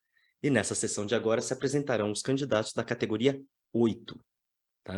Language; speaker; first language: Portuguese; native; Portuguese